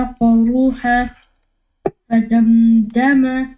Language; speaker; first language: Arabic; non-native, learner; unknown